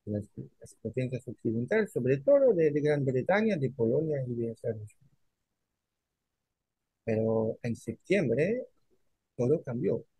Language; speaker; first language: Spanish; non-native, fluent; French